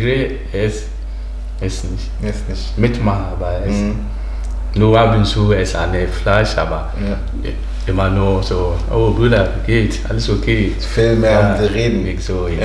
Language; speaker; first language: German; non-native, learner; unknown